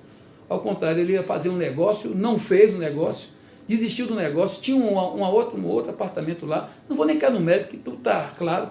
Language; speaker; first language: Portuguese; native; Portuguese